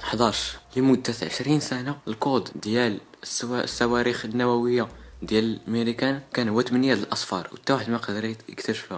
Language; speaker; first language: Arabic; native; Arabic